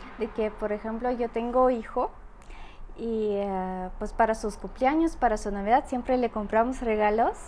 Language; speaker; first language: Spanish; non-native, fluent; Russian